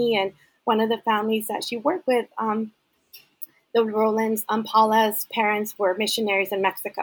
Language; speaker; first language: English; early bilingual, other home language; Spanish